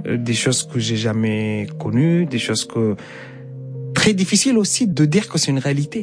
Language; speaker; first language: French; non-native, fluent; Arabic